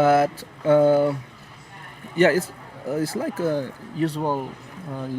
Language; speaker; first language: English; non-native, learner; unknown